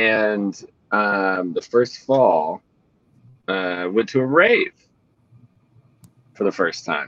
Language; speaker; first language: English; native; English